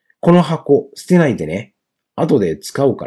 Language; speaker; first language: Japanese; non-native, fluent; Chinese